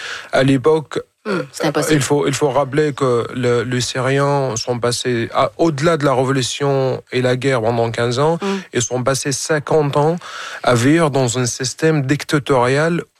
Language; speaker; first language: French; non-native, fluent; Arabic